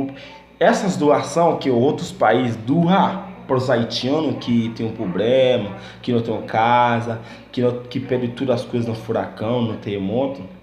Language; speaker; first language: Portuguese; non-native, learner; Haitian Creole